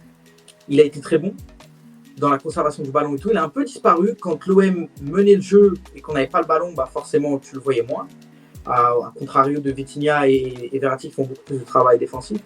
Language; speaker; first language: French; native; French